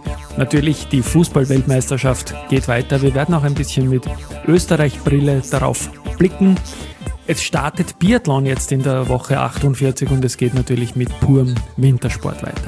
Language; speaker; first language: German; native; German